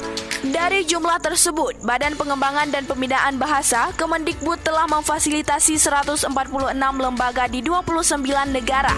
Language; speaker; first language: Indonesian; native; Indonesian